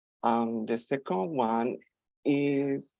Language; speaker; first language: English; non-native, learner; Spanish